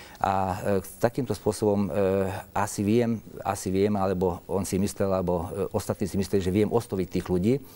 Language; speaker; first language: Slovak; non-native, local second language; Hungarian